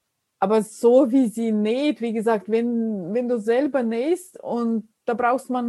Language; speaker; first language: German; non-native, fluent; Russian